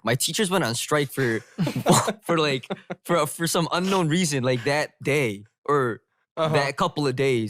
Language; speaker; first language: English; early bilingual, other home language; Korean